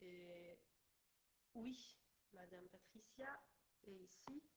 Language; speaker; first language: French; non-native, learner; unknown